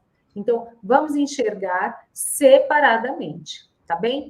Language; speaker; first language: Portuguese; native; Portuguese